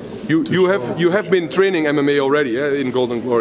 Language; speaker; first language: English; non-native, fluent; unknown